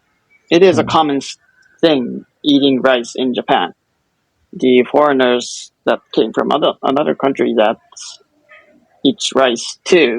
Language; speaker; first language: English; non-native, fluent; Japanese